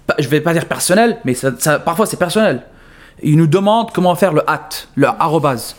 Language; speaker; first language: French; non-native, fluent; Arabic